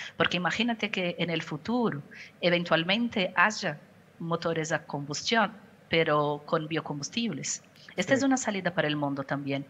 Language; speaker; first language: Spanish; non-native, fluent; Portuguese